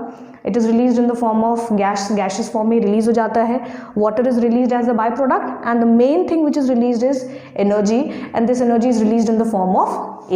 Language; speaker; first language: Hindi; native; Hindi